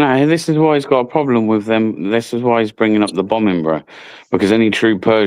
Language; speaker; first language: English; native; English